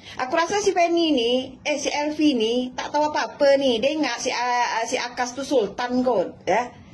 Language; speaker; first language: Malay; native; Malay